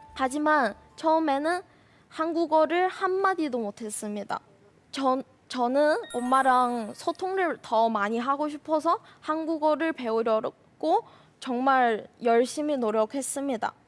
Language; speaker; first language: Korean; non-native, fluent; Chinese